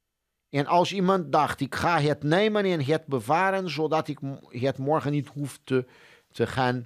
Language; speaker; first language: Dutch; non-native, fluent; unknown